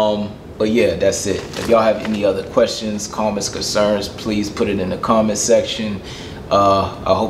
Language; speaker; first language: English; native; English